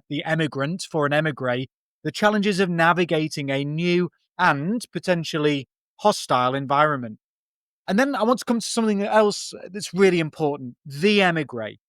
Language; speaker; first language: English; native; English